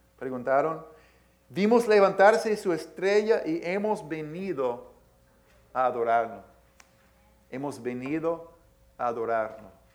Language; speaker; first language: Spanish; early bilingual, heritage; Spanish